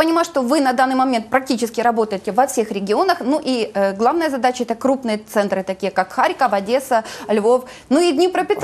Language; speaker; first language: Russian; native; Russian